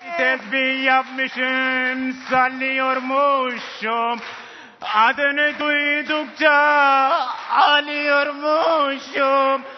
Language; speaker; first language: Turkish; non-native, fluent; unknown